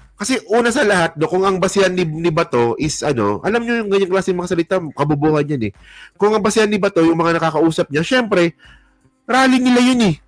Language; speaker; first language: Filipino; non-native, local second language; Hiligaynon